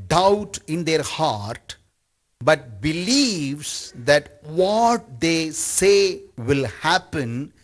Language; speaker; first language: English; non-native, local second language; Tamil